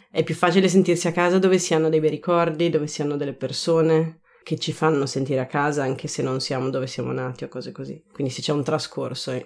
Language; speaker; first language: Italian; native; Italian